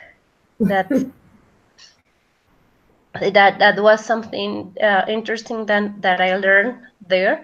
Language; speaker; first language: English; non-native, fluent; Spanish